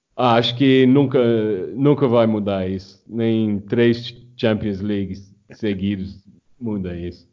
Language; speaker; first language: Portuguese; non-native, fluent; English